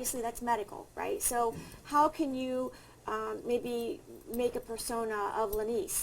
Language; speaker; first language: English; native; English